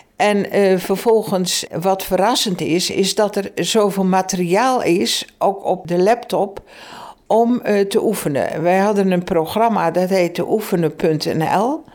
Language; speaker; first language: Dutch; native; Dutch